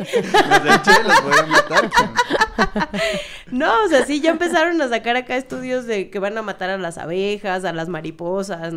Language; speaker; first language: Spanish; native; Spanish